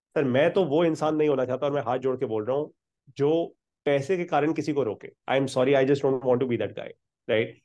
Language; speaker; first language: Hindi; native; Hindi